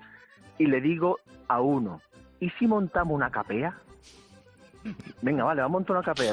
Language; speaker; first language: Spanish; native; Spanish